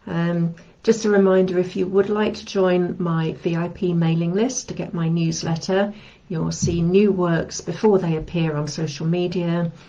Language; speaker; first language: English; native; English